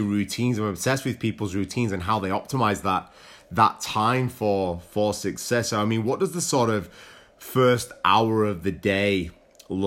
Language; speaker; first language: English; native; English